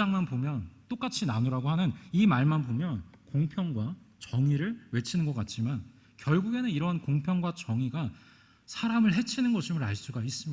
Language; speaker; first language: Korean; native; Korean